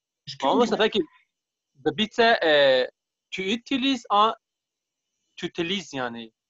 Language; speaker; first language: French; non-native, learner; Kurdish